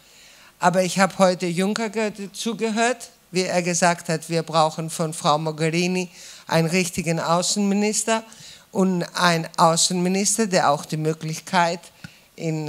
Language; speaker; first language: German; non-native, fluent; Greek